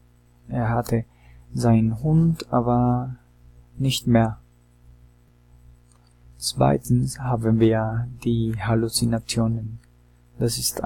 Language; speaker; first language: German; non-native, learner; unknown